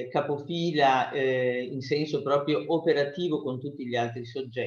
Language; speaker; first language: Italian; native; Italian